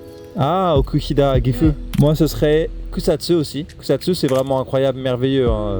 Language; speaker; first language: French; native; French